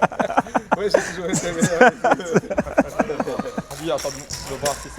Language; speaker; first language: French; native; French